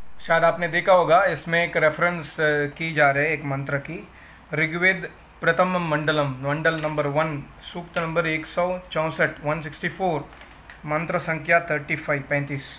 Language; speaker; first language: Hindi; non-native, local second language; Tamil